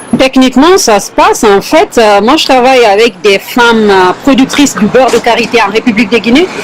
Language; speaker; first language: French; non-native, local second language; Fula